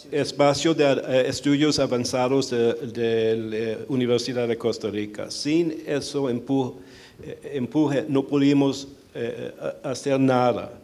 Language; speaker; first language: Spanish; early bilingual, heritage; Spanish